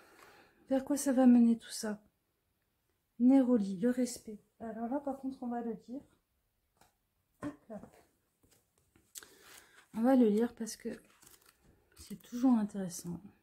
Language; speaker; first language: French; native; French